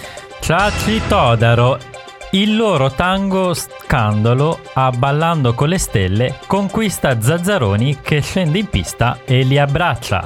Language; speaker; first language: Italian; native; Italian